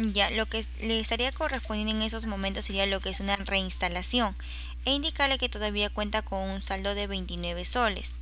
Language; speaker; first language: Spanish; native; Spanish